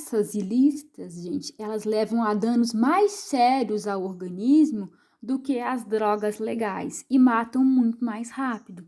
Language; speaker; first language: Portuguese; native; Portuguese